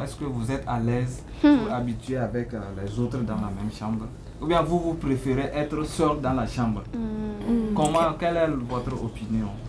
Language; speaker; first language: French; non-native, learner; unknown